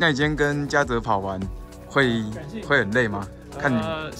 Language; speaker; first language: Chinese; native; Chinese